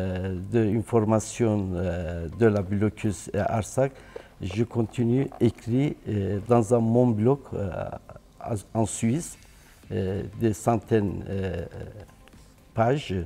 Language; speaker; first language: French; non-native, learner; Turkish